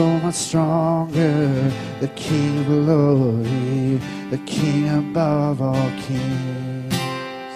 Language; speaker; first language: English; native; English